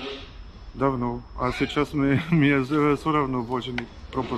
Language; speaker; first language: Russian; non-native, fluent; German